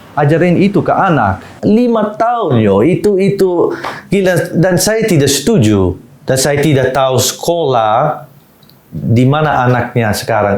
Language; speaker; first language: Indonesian; non-native, fluent; Dutch